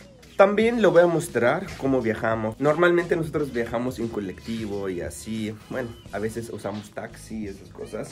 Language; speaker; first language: Spanish; non-native, fluent; Arabic